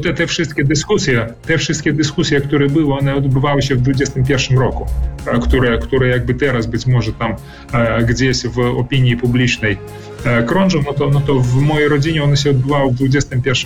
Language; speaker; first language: Polish; early bilingual, heritage; Polish